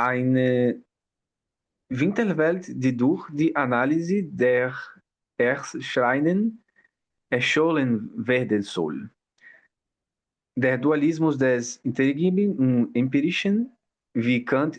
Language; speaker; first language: German; non-native, learner; Portuguese